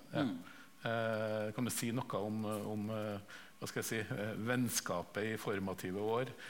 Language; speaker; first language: Norwegian; native; Norwegian